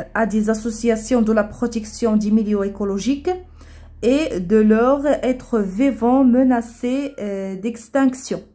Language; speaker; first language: French; non-native, local second language; Arabic